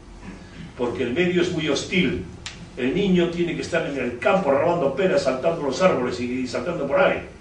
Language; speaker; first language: Spanish; native; Spanish